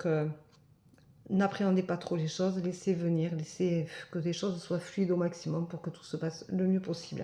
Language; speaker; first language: French; native; French